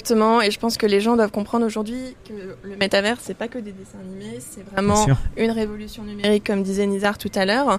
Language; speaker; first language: French; native; French